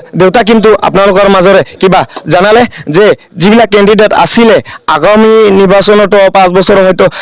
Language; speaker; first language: Assamese; non-native, local second language; Bangla